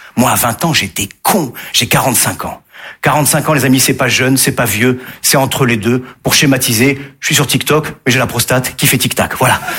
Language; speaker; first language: French; native; French